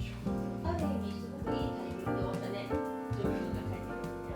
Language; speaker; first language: Japanese; native; Japanese